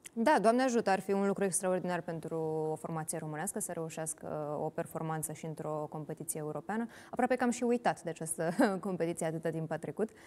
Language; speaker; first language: Romanian; native; Romanian